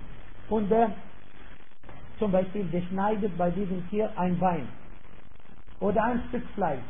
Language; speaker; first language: German; non-native, fluent; Arabic